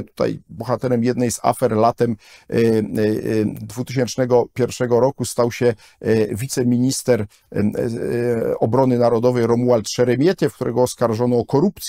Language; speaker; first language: Polish; native; Polish